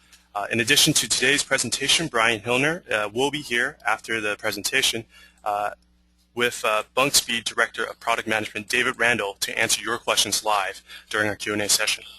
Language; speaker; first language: English; native; English